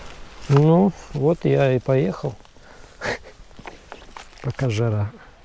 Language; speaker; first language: Russian; native; Russian